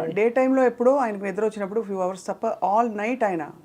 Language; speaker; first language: Telugu; native; Telugu